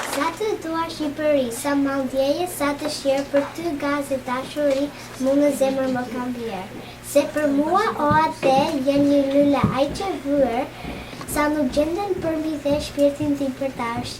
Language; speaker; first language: Albanian; early bilingual, heritage; Albanian